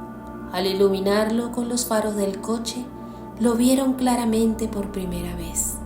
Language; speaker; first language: Spanish; native; Spanish